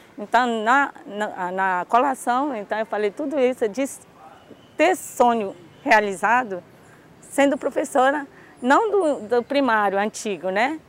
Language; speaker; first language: Portuguese; early bilingual, other home language; Japanese